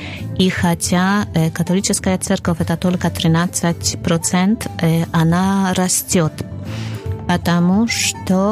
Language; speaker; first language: Russian; non-native, fluent; Polish